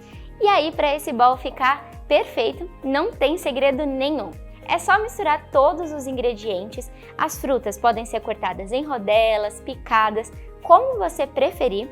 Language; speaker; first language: Portuguese; native; Portuguese